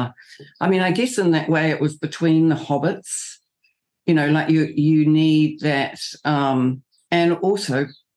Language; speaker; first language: English; native; English